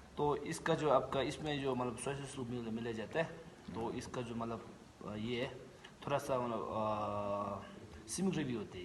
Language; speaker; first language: Hindi; non-native, local second language; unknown